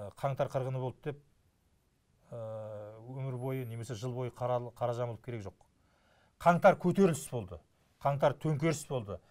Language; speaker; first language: Kazakh; native; Kazakh